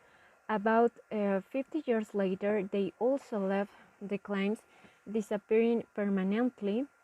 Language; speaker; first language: English; non-native, learner; Spanish